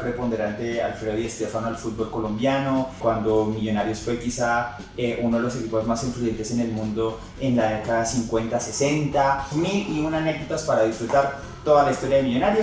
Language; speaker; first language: Spanish; native; Spanish